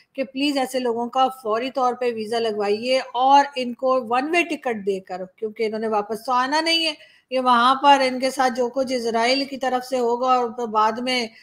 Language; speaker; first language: Hindi; native; Hindi